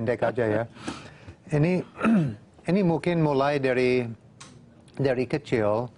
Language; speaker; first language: Indonesian; non-native, fluent; English